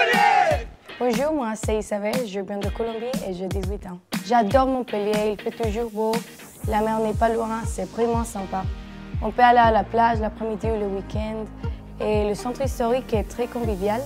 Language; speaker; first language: French; non-native, learner; Spanish